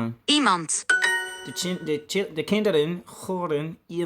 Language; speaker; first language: Dutch; non-native, learner; English